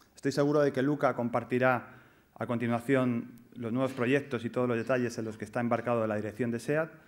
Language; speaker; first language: Spanish; native; Spanish